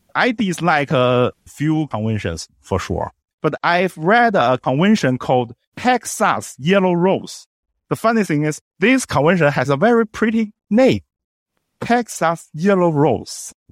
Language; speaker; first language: English; non-native, fluent; Chinese